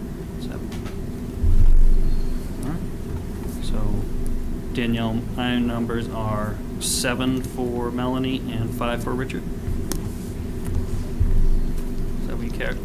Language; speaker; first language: English; native; English